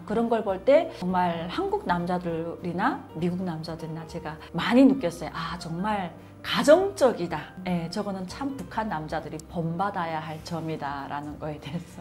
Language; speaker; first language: Korean; native; Korean